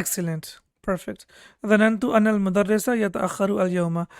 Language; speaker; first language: Arabic; non-native, fluent; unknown